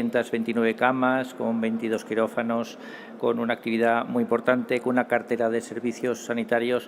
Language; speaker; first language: Spanish; native; Spanish